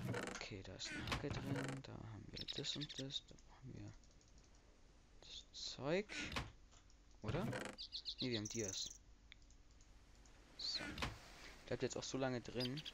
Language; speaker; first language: German; native; German